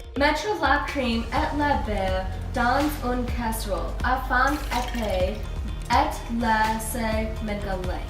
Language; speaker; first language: French; non-native, learner; English